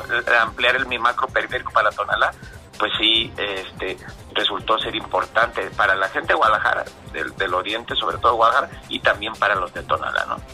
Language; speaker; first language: Spanish; native; Spanish